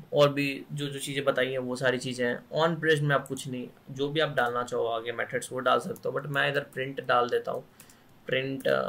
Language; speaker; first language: Hindi; native; Hindi